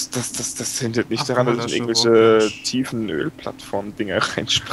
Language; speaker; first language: German; native; German